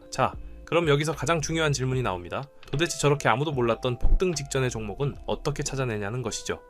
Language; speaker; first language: Korean; native; Korean